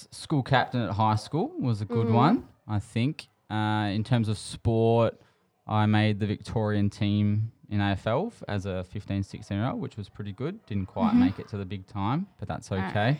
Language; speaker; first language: English; native; English